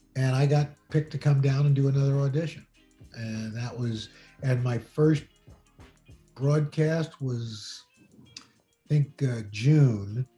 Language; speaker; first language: English; native; English